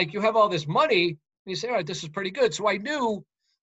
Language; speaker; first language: English; native; English